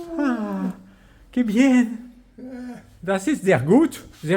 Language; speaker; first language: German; non-native, learner; French